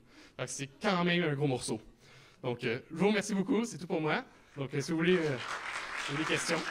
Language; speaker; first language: French; native; French